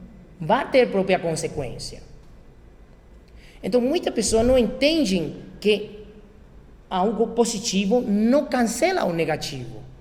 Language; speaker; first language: Portuguese; non-native, fluent; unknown